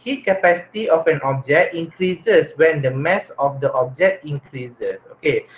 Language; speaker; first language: English; non-native, local second language; Malay